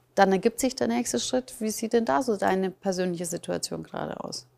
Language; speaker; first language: German; native; German